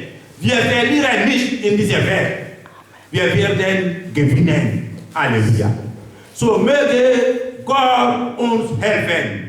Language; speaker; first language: German; non-native, learner; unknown